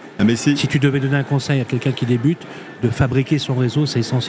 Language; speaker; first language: French; native; French